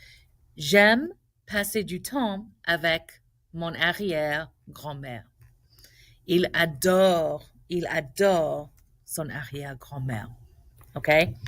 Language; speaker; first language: French; non-native, fluent; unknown